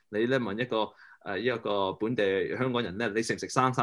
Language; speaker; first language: Cantonese; early bilingual, heritage; Cantonese